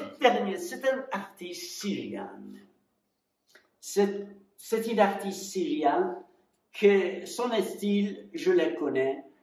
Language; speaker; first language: French; non-native, fluent; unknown